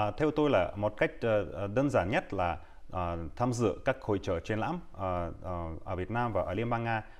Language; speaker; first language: Vietnamese; non-native, fluent; Russian